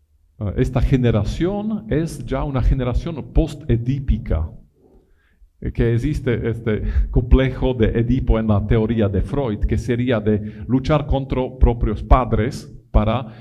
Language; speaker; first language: Spanish; non-native, fluent; Italian